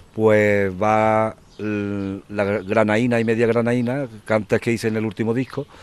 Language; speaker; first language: Spanish; native; Spanish